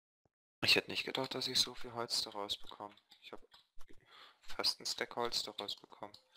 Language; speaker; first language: German; native; German